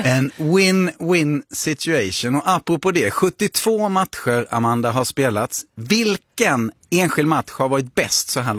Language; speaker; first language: Swedish; native; Swedish